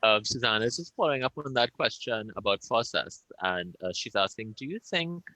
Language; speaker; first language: English; native; English